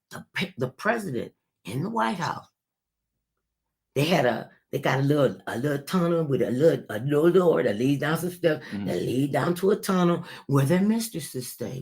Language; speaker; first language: English; native; English